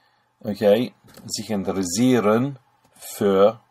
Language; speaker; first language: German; non-native, fluent; English